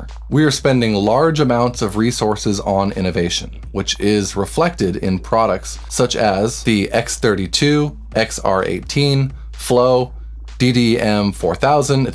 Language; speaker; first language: English; native; English